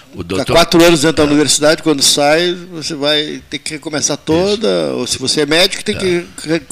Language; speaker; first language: Portuguese; native; Portuguese